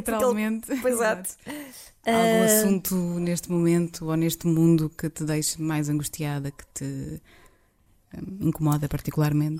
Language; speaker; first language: Portuguese; native; Portuguese